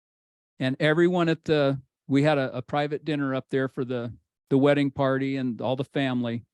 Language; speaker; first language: English; native; English